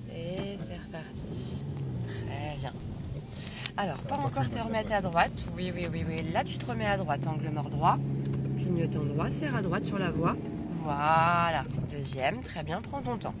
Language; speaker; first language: French; native; French